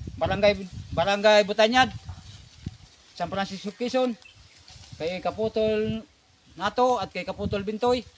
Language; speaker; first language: Filipino; non-native, local second language; Bikol